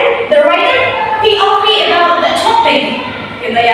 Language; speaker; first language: English; non-native, fluent; Indonesian